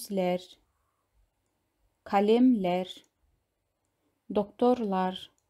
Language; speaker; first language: Turkish; non-native, fluent; Kazakh